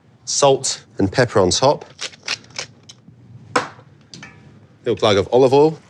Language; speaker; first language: English; native; English